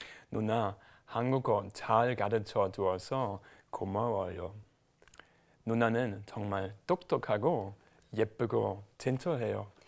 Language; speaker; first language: Korean; non-native, learner; German